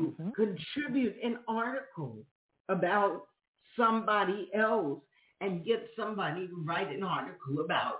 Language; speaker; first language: English; native; English